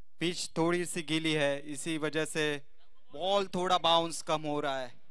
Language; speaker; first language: Hindi; non-native, local second language; Marathi